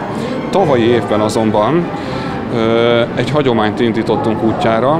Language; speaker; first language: Hungarian; native; Hungarian